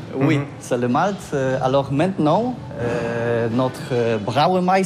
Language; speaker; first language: French; non-native, learner; Polish